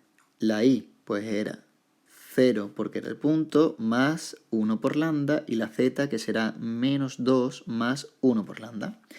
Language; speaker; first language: Spanish; native; Spanish